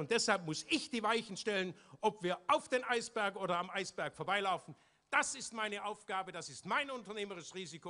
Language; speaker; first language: German; native; German